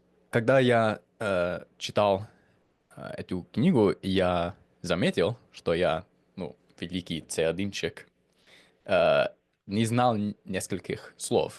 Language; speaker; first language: Russian; non-native, fluent; English